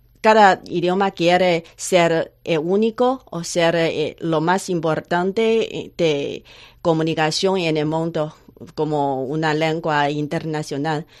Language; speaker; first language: Spanish; non-native, learner; Chinese